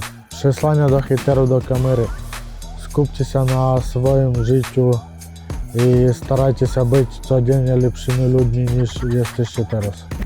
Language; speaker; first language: Polish; non-native, fluent; Ukrainian